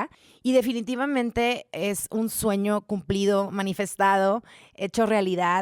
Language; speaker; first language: Spanish; native; Spanish